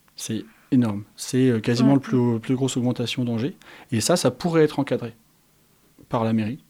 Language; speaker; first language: French; native; French